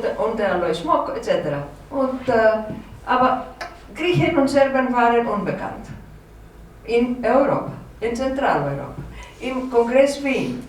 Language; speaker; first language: German; non-native, fluent; Greek